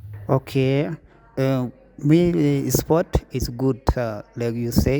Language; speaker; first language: English; non-native, learner; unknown